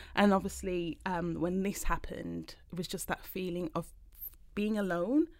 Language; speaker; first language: English; native; English